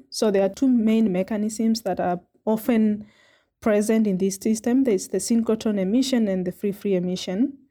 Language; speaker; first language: English; non-native, local second language; Kamba